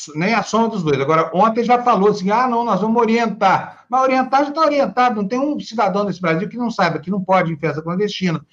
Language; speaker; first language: Portuguese; native; Portuguese